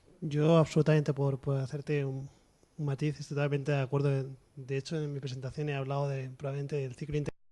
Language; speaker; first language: Spanish; native; Spanish